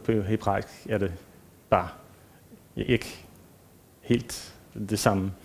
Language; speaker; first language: Danish; non-native, fluent; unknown